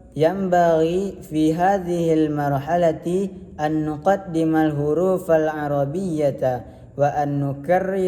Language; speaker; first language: Arabic; non-native, learner; Indonesian